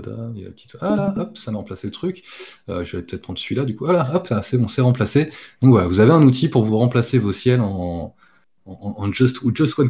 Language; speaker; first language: French; native; French